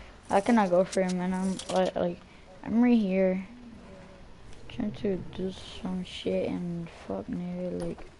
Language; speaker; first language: English; early bilingual, other home language; Spanish